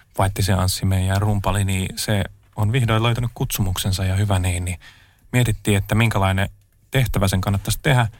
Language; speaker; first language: Finnish; native; Finnish